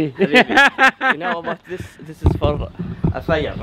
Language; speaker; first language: English; non-native, learner; Arabic